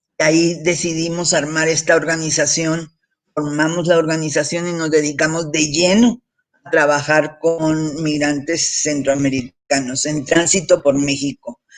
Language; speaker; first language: Spanish; early bilingual, heritage; Spanish